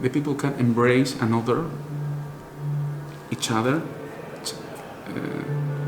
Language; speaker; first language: English; non-native, learner; Spanish